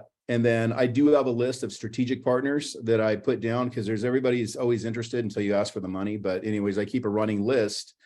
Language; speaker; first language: English; native; English